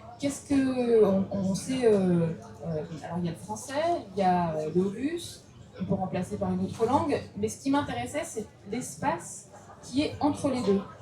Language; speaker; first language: French; early bilingual, other home language; Russian